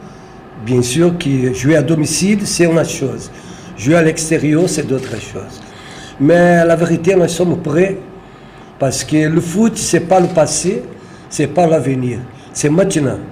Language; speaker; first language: French; non-native, learner; Portuguese